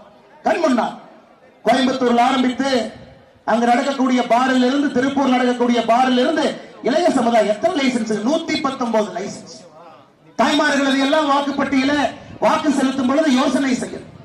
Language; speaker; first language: Tamil; native; Tamil